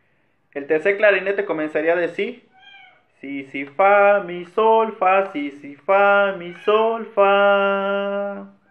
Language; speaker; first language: Spanish; native; Spanish